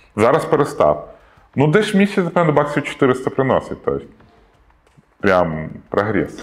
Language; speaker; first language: Ukrainian; non-native, local second language; Russian